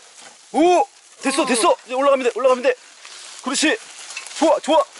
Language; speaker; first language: Korean; native; Korean